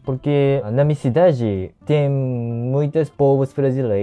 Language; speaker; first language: Portuguese; non-native, learner; Japanese